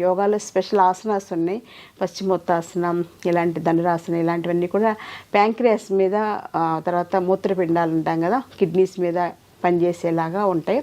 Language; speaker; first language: Telugu; native; Telugu